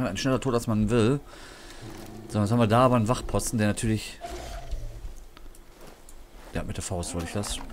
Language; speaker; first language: German; native; German